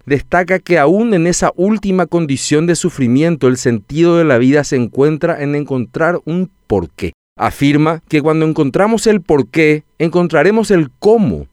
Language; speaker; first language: Spanish; native; Spanish